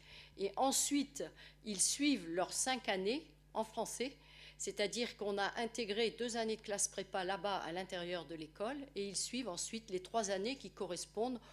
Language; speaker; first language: French; native; French